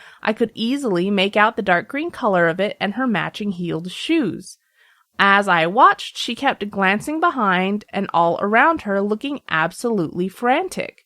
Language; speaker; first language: English; native; English